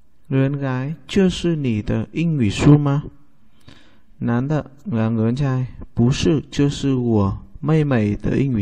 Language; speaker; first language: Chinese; non-native, fluent; Vietnamese